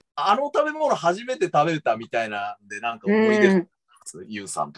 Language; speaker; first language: Japanese; native; Japanese